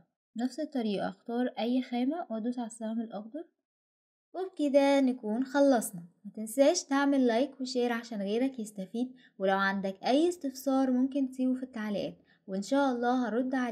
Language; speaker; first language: Arabic; native; Arabic